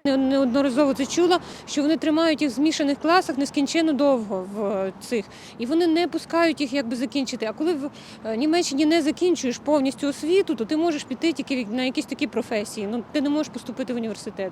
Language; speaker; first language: Ukrainian; native; Ukrainian